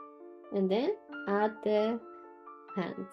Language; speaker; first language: English; non-native, fluent; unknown